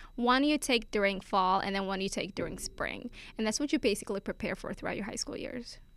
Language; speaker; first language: English; non-native, fluent; Finnish